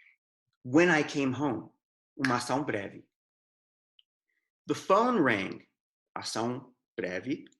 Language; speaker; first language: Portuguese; non-native, fluent; English